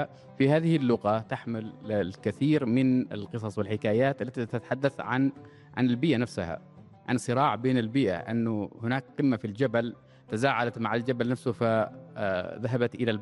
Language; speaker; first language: Arabic; non-native, local second language; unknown